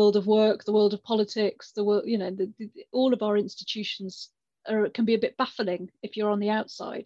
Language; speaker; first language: English; native; English